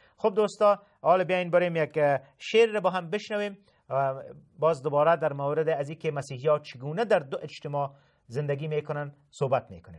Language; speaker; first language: Persian; native; Persian